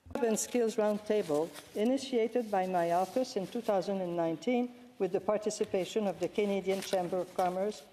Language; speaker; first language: English; non-native, fluent; French